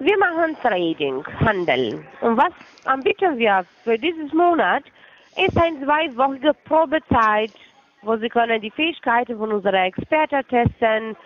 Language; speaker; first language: German; non-native, fluent; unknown